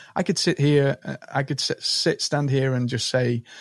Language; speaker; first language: English; native; English